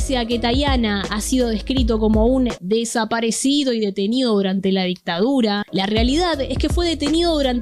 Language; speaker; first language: Spanish; native; Spanish